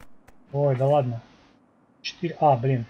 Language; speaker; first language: Russian; native; Russian